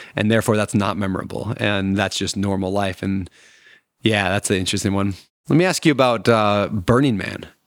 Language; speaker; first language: English; native; English